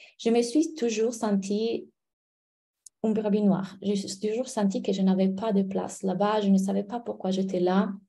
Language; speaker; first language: French; non-native, fluent; Italian